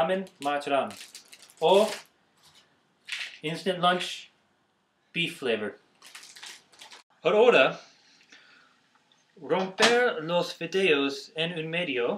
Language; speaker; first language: Spanish; non-native, learner; English